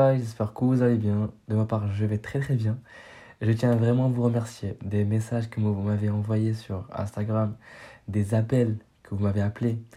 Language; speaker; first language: French; non-native, local second language; Arabic